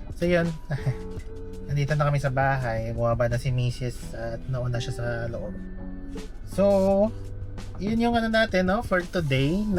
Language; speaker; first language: Filipino; non-native, local second language; Hiligaynon